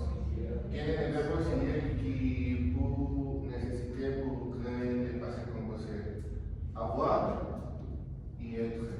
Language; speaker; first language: French; non-native, learner; Spanish